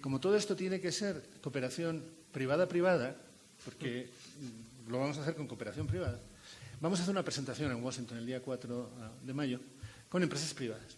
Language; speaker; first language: Spanish; native; Spanish